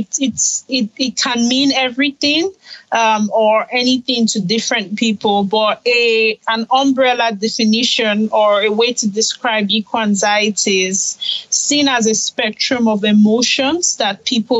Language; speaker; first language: English; non-native, local second language; Igbo